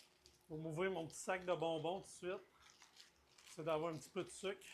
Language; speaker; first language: French; native; French